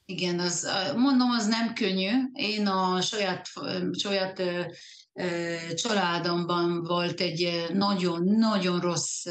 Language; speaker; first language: Hungarian; early bilingual, heritage; Hungarian